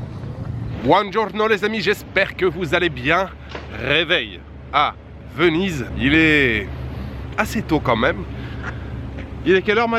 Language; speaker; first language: French; native; French